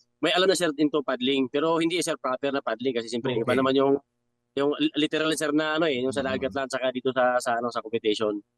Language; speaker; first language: Filipino; non-native, local second language; Hiligaynon